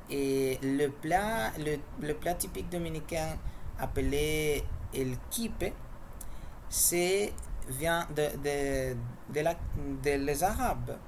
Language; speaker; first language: French; non-native, learner; Spanish